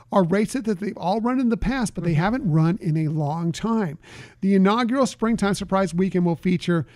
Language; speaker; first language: English; native; English